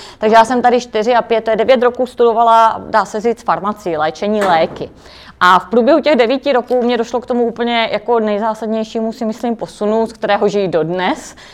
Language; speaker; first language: Czech; native; Czech